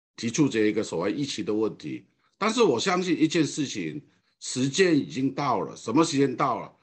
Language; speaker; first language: Chinese; non-native, fluent; Cantonese